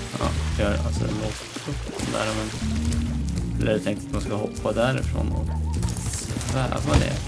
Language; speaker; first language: Swedish; native; Swedish